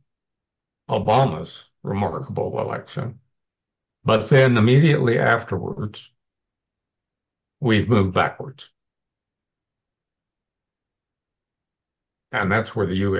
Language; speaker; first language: English; native; English